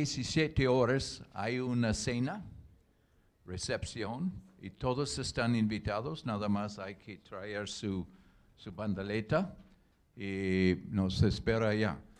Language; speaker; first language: Spanish; non-native, learner; English